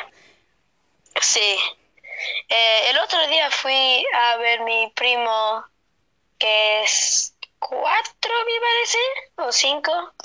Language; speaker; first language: Spanish; early bilingual, heritage; Spanish